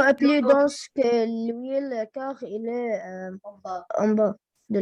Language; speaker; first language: French; non-native, local second language; Arabic